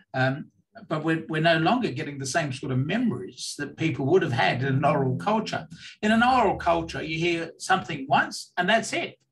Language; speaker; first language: English; native; English